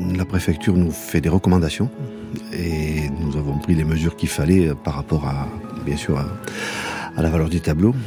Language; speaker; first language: French; native; French